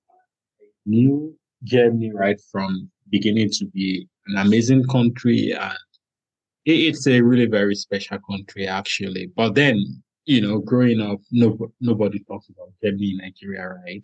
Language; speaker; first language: English; non-native, local second language; Yoruba